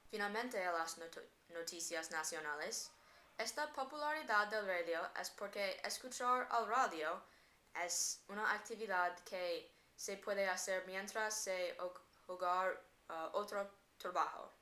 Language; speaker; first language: Spanish; non-native, learner; English